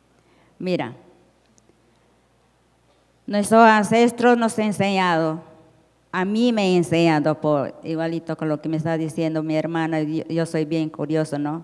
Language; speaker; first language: Spanish; non-native, local second language; Shipibo-Conibo